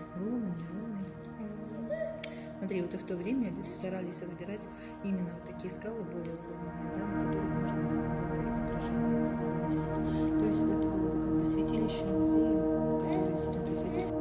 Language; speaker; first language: Russian; native; Russian